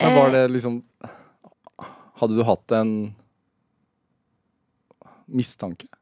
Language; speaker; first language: Norwegian; native; Norwegian